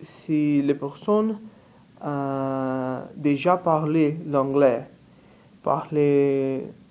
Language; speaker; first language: French; non-native, learner; Portuguese